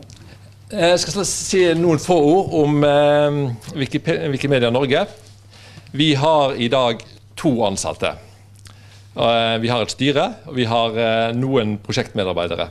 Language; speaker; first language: Norwegian; native; Norwegian